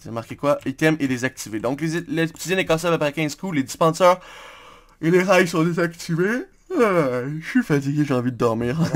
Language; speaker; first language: French; native; French